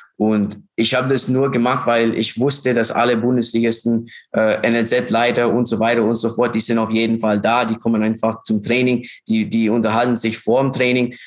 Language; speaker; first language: German; non-native, fluent; English